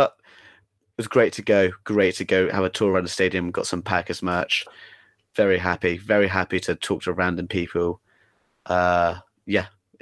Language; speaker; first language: English; native; English